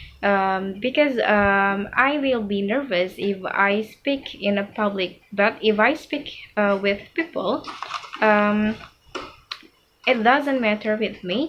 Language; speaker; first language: English; non-native, fluent; Indonesian